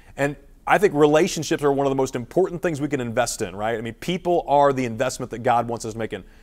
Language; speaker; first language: English; native; English